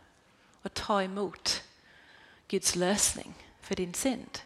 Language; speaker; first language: Swedish; non-native, fluent; English